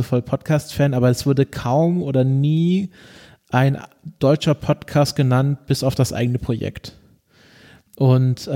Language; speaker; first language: German; native; German